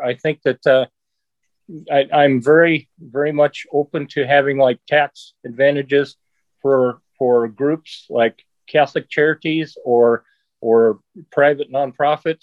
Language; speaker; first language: English; native; English